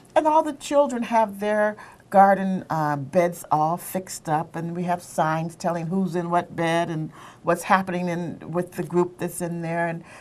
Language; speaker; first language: English; native; English